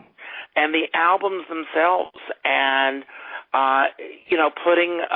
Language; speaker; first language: English; native; English